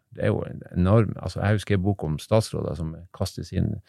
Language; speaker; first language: Norwegian; native; Norwegian